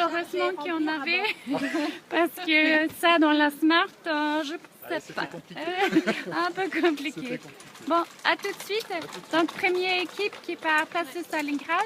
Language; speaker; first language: French; non-native, fluent; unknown